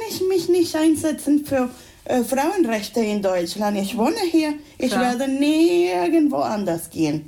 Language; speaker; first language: German; non-native, fluent; Spanish